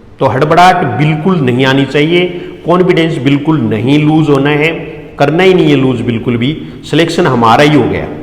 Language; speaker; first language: Hindi; native; Hindi